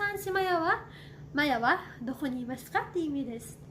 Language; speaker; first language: Japanese; non-native, fluent; Cebuano